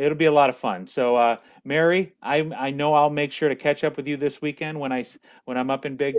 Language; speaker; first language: English; native; English